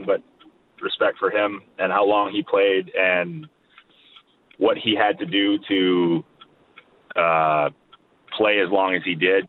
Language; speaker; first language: English; native; English